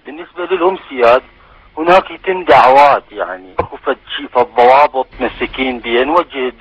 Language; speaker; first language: Arabic; native; Arabic